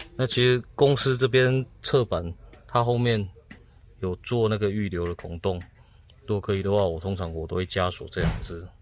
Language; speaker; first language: Chinese; native; Chinese